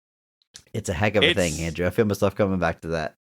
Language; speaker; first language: English; native; English